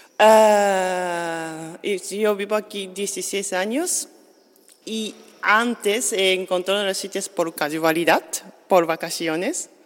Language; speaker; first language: Spanish; non-native, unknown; Japanese